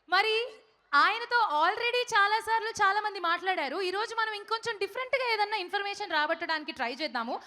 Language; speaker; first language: Telugu; native; Telugu